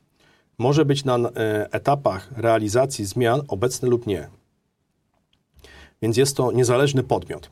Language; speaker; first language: Polish; native; Polish